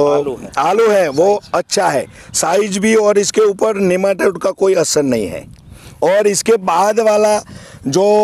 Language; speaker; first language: Hindi; non-native, local second language; Gujarati